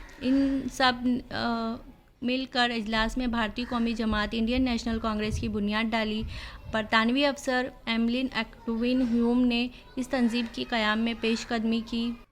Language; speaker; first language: Urdu; native; Urdu